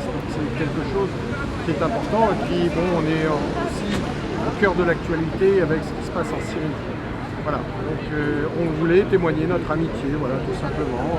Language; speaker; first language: French; native; French